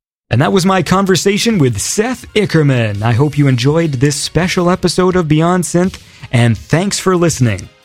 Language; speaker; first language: English; native; English